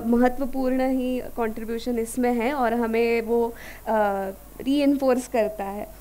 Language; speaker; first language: Hindi; non-native, local second language; Marathi